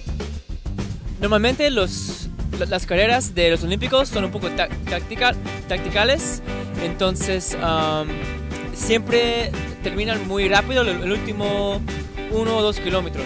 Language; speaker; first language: Spanish; early bilingual, heritage; English